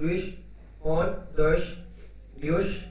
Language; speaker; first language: German; non-native, learner; Hindi